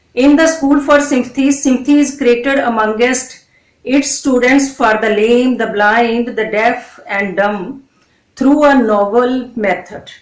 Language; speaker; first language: English; non-native, local second language; Punjabi